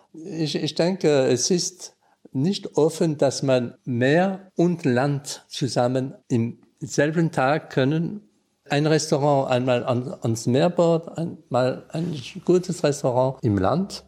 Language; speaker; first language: German; non-native, learner; French